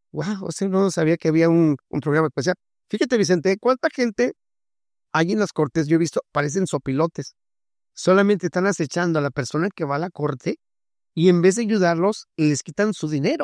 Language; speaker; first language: Spanish; native; Spanish